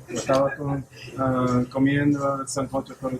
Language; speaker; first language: Spanish; non-native, learner; English